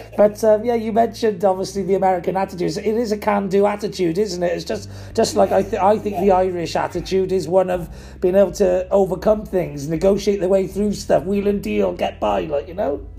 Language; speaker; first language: English; native; English